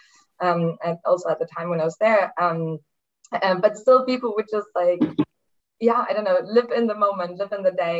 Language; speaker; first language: English; non-native, fluent; German